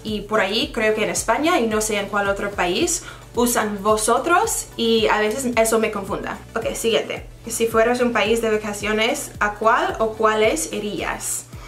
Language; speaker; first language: Spanish; non-native, fluent; English